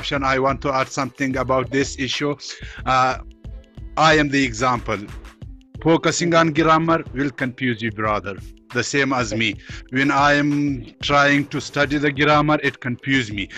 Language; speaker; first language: English; non-native, learner; Persian